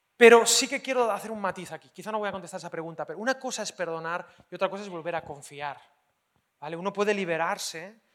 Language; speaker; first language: Spanish; native; Spanish